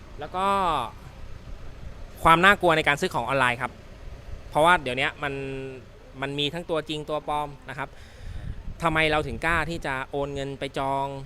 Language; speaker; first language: Thai; native; Thai